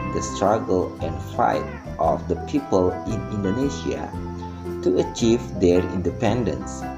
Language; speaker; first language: English; non-native, fluent; Indonesian